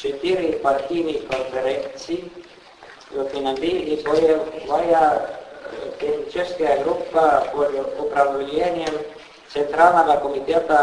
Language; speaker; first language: Russian; non-native, fluent; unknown